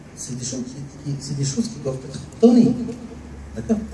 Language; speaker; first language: French; non-native, local second language; Arabic